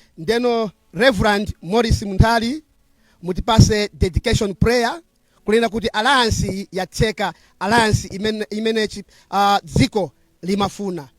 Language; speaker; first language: Nyanja; non-native, local second language; Tumbuka